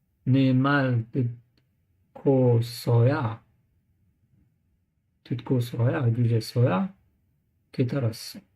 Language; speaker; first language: Korean; non-native, learner; English